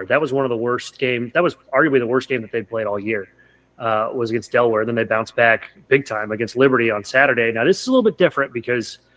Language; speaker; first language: English; native; English